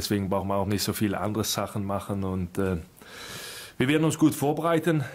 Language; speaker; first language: German; non-native, fluent; Swedish